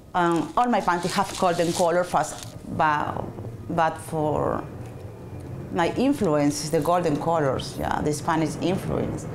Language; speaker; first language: English; non-native, learner; Spanish